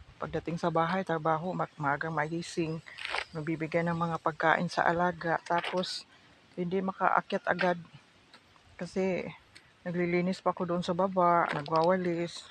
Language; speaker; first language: Filipino; non-native, local second language; Cebuano